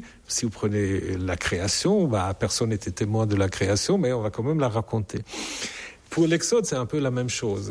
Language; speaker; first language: French; non-native, fluent; German